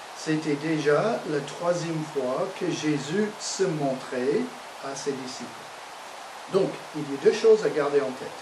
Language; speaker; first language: French; non-native, fluent; English